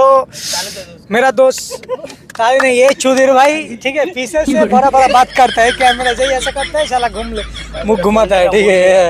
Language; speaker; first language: Hindi; non-native, learner; Bangla